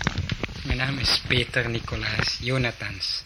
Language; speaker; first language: Dutch; early bilingual, heritage; Dutch